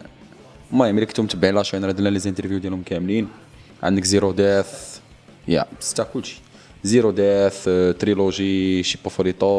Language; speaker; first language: Arabic; native; Arabic